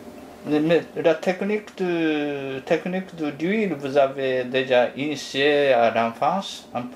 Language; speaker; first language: French; non-native, fluent; Japanese